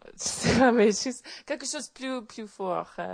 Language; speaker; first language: French; non-native, fluent; English